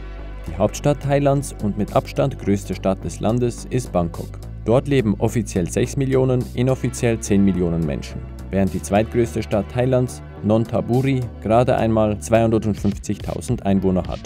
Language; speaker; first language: German; native; German